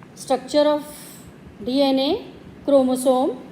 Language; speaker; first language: English; non-native, local second language; Marathi